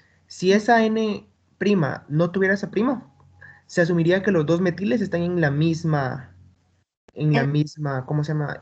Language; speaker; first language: Spanish; native; Spanish